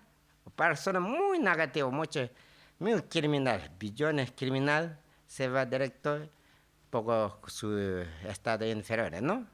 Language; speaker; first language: Spanish; non-native, learner; Tibetan